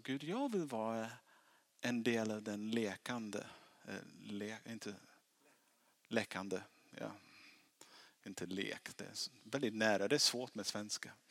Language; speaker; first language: Swedish; non-native, fluent; English